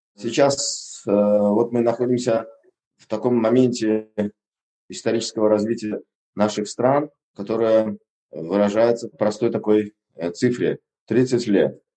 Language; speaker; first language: Russian; non-native, local second language; Uzbek